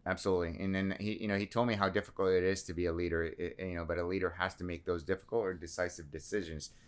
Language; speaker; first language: English; early bilingual, other home language; Assyrian Neo-Aramaic